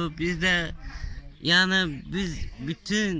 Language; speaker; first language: Turkish; non-native, local second language; Kurdish